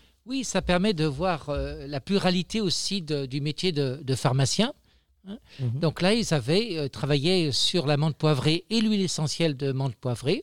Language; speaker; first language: French; native; French